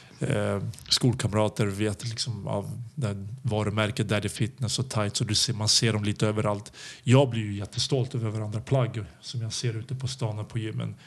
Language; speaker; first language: Swedish; early bilingual, other home language; Serbian